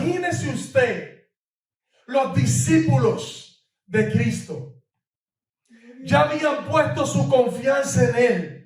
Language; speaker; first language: Spanish; native; Spanish